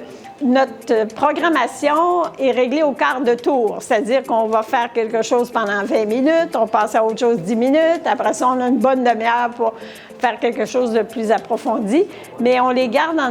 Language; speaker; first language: French; native; French